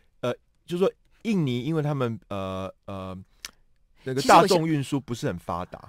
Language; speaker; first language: Chinese; native; Chinese